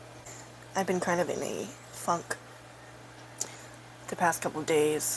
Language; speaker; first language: English; native; English